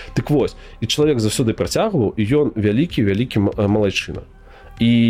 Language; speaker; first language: Belarusian; native; Belarusian